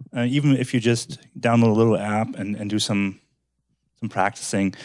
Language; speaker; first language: English; early bilingual, other home language; German